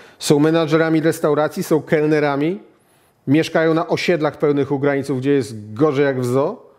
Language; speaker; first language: Polish; native; Polish